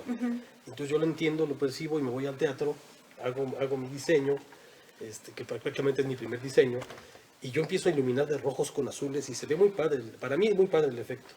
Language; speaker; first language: Spanish; native; Spanish